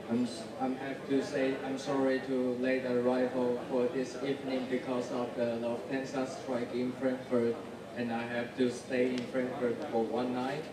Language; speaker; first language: English; non-native, learner; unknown